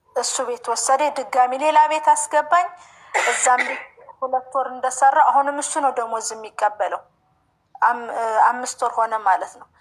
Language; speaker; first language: Amharic; native; Amharic